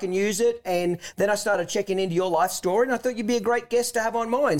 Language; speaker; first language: English; native; English